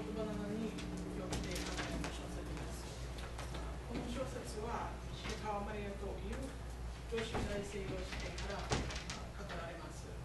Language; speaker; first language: Japanese; non-native, learner; English